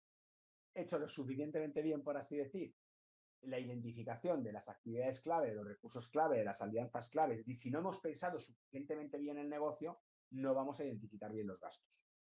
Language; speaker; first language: Spanish; native; Spanish